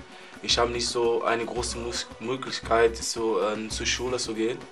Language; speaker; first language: German; non-native, learner; Portuguese